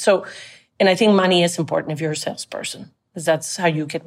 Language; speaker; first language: English; non-native, fluent; Spanish